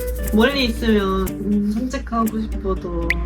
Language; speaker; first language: Korean; non-native, fluent; Japanese